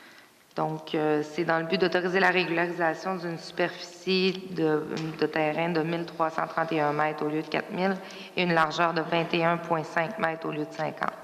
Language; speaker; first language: French; native; French